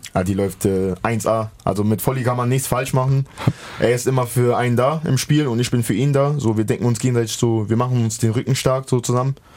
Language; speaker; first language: German; native; German